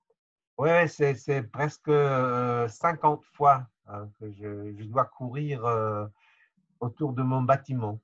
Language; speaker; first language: French; non-native, fluent; Hebrew